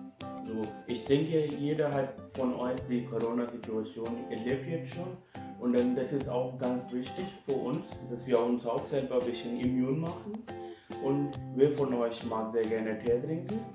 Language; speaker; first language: German; non-native, fluent; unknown